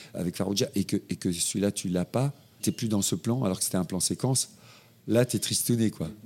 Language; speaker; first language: French; native; French